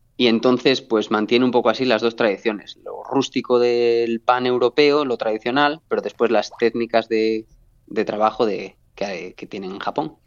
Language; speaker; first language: Spanish; native; Spanish